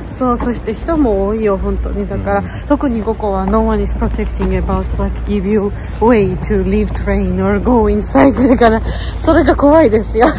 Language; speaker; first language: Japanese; non-native, learner; Georgian